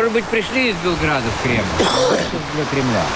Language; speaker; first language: Russian; native; Russian